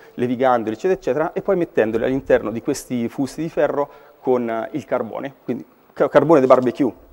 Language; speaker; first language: Italian; native; Italian